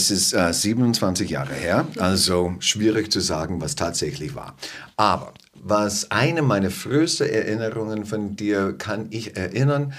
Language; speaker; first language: German; non-native, fluent; English